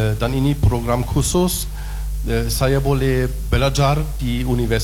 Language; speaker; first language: Indonesian; non-native, learner; German